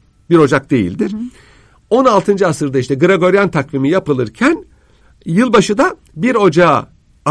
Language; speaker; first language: Turkish; native; Turkish